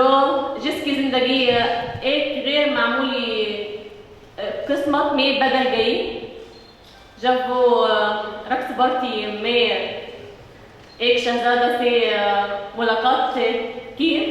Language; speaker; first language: Hindi; non-native, fluent; Arabic